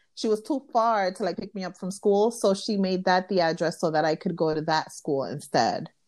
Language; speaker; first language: English; early bilingual, other home language; Spanish